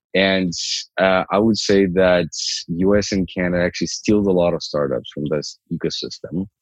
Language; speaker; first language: English; non-native, fluent; Ukrainian